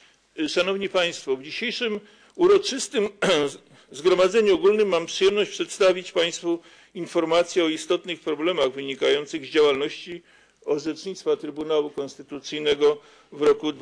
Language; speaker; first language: Polish; native; Polish